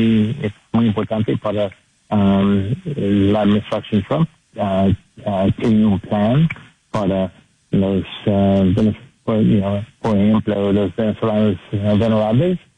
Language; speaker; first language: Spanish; non-native, learner; English